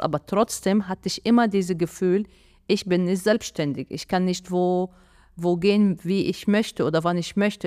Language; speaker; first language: German; non-native, fluent; Arabic